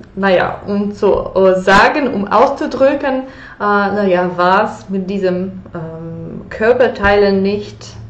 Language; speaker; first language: German; non-native, fluent; Polish